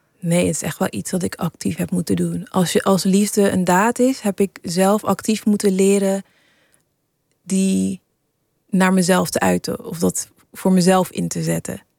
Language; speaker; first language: Dutch; early bilingual, other home language; English